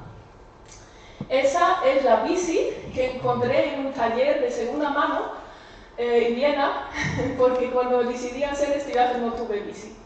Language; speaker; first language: Spanish; non-native, fluent; German